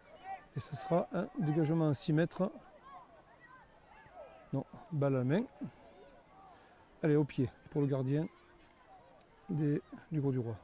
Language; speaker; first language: French; native; French